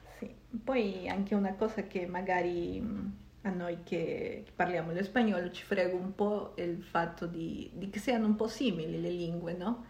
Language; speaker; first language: Italian; non-native, fluent; Spanish